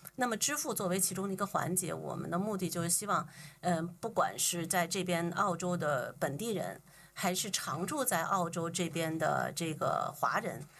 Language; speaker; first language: Chinese; native; Chinese